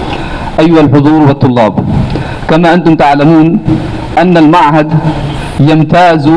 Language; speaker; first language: Arabic; non-native, fluent; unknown